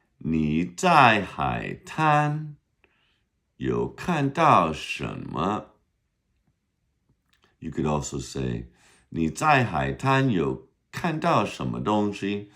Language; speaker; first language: Chinese; non-native, fluent; English